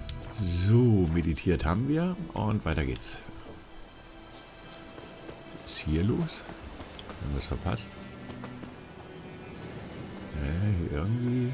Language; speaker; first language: German; native; German